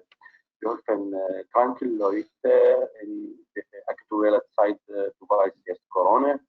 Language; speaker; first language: German; non-native, learner; Arabic